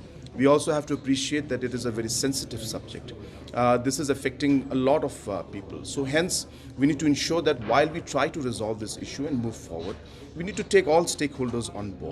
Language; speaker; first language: English; non-native, local second language; Garo